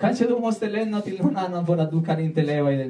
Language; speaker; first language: Swedish; non-native, learner; Spanish